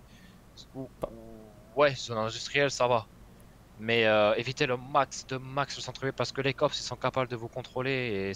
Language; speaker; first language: French; native; French